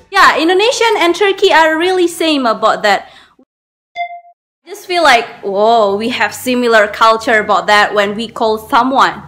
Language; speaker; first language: English; non-native, learner; Indonesian